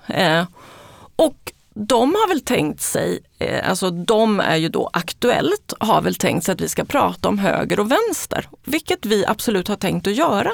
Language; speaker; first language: Swedish; early bilingual, other home language; Spanish